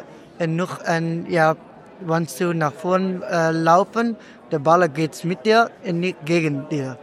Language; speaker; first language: German; non-native, learner; Dutch